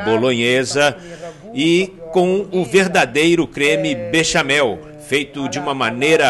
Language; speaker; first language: Portuguese; non-native, fluent; Italian